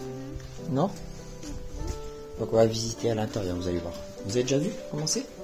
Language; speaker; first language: French; native; French